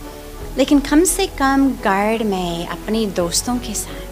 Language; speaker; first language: Hindi; non-native, fluent; English